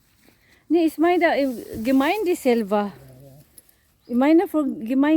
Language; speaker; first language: German; non-native, learner; Filipino